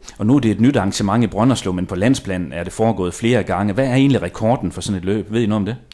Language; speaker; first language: Danish; native; Danish